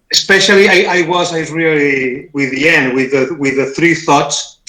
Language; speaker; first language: English; non-native, fluent; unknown